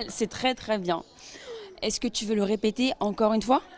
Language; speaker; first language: French; native; French